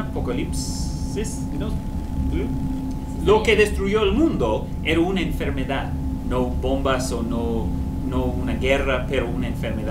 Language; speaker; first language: Spanish; non-native, fluent; English